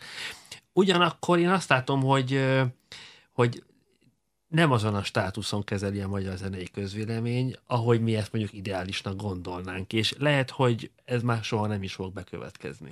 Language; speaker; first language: Hungarian; native; Hungarian